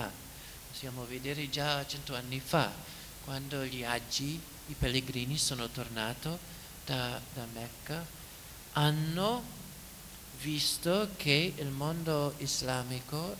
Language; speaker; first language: Italian; non-native, fluent; English